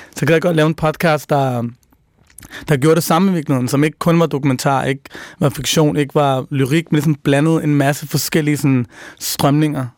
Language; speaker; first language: Danish; early bilingual, other home language; Persian